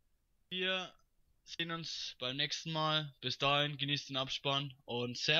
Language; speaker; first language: German; native; German